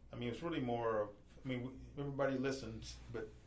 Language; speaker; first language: English; native; English